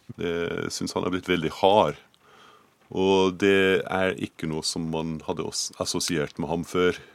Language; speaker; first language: Norwegian; non-native, fluent; English